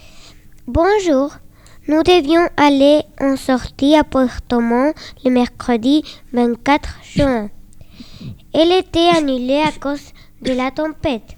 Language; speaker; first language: French; non-native, learner; Spanish